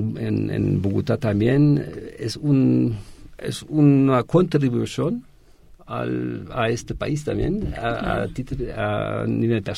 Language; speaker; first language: Spanish; non-native, fluent; German